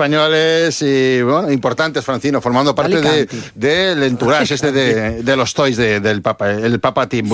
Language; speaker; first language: Spanish; native; Spanish